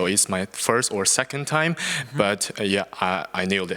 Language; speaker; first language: English; non-native, fluent; Chinese